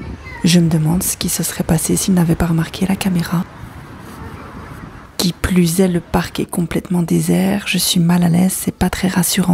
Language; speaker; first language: French; native; French